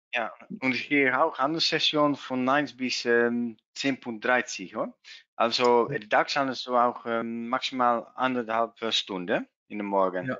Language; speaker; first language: German; non-native, learner; Dutch